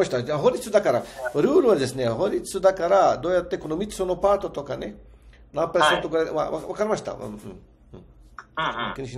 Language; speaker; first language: Japanese; non-native, fluent; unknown